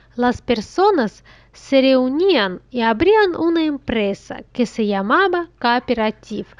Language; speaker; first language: Spanish; non-native, learner; Russian